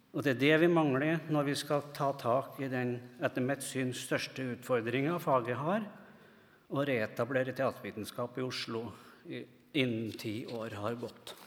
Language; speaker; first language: Norwegian; native; Norwegian